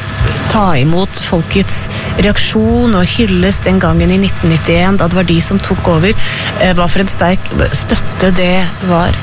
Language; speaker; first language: Norwegian; native; Norwegian